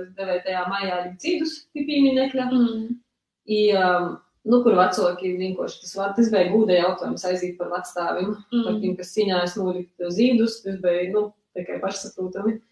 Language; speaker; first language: Latvian; early bilingual, other home language; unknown